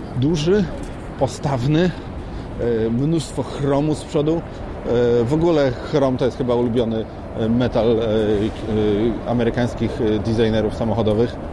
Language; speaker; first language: Polish; native; Polish